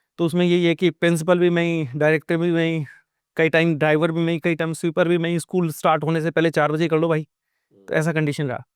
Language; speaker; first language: Hindi; native; Hindi